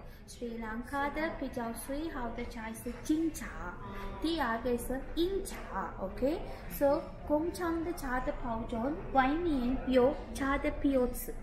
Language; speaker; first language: Chinese; non-native, learner; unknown